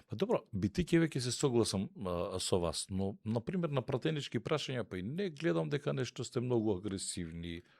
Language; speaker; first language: Macedonian; native; Macedonian